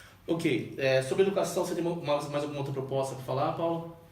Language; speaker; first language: Portuguese; native; Portuguese